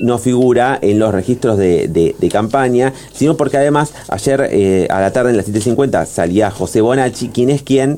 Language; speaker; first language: Spanish; native; Spanish